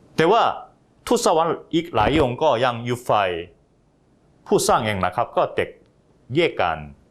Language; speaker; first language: Thai; non-native, fluent; Korean